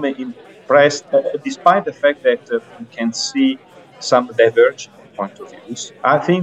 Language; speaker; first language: English; non-native, fluent; Italian